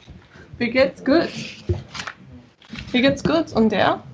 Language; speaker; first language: German; non-native, learner; English